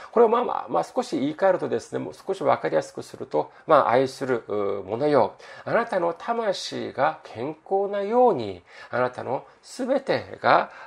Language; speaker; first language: Japanese; non-native, fluent; Korean